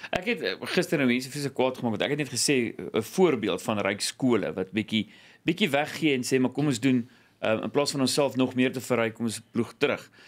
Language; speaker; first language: Afrikaans; native; Afrikaans